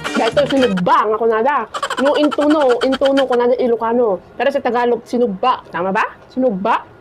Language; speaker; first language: Filipino; non-native, local second language; Iloko